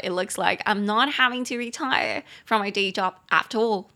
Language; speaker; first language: English; non-native, fluent; Chinese